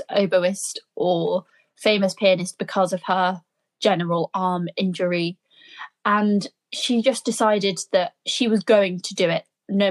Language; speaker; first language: English; native; English